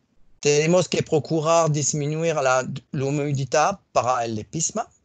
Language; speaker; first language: Spanish; non-native, learner; French